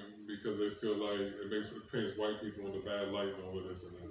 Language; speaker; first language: English; native; English